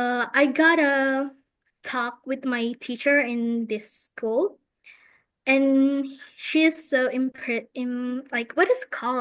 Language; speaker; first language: English; non-native, fluent; Indonesian